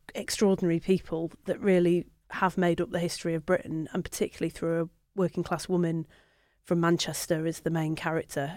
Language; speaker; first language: English; native; English